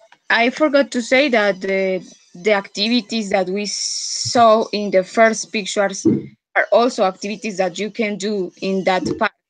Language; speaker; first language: English; non-native, fluent; Spanish